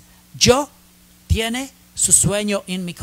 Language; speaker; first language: Spanish; non-native, learner; English